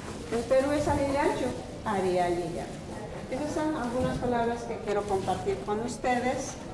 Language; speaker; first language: Spanish; non-native, local second language; Quechua